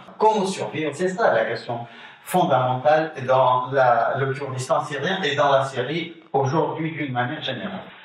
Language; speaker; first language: French; non-native, fluent; Kurdish